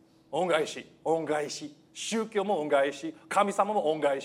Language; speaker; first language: Japanese; non-native, fluent; English